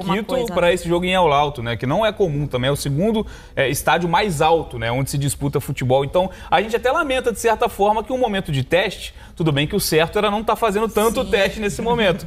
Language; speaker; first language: Portuguese; native; Portuguese